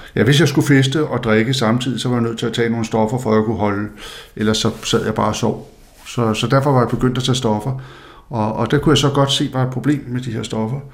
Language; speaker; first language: Danish; non-native, local second language; Faroese